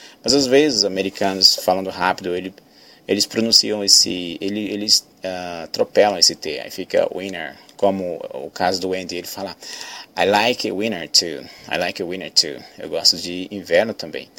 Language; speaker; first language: Portuguese; native; Portuguese